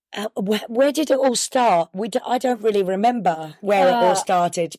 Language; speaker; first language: English; native; English